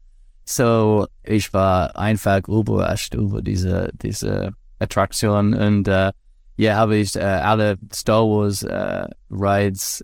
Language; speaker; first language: German; non-native, learner; English